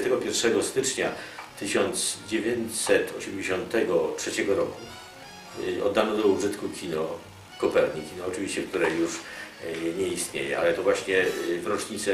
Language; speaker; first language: Polish; native; Polish